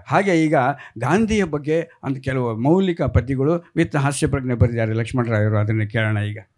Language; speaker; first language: Kannada; native; Kannada